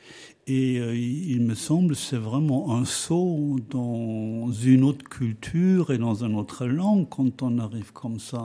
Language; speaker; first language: French; non-native, fluent; German